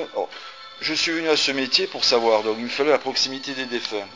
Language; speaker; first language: French; native; French